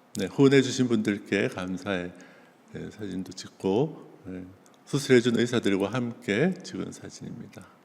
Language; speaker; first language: Korean; native; Korean